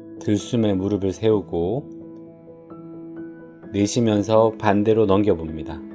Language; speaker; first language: Korean; native; Korean